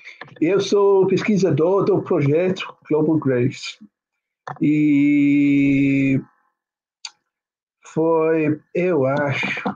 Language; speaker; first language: Portuguese; non-native, fluent; English